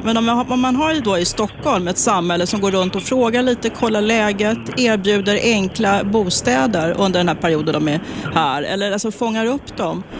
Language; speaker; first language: Swedish; native; Swedish